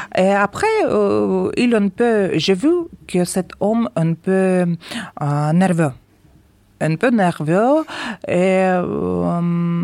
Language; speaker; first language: French; non-native, learner; Ukrainian